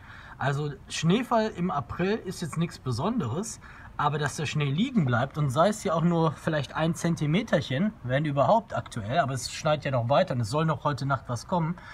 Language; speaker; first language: German; native; German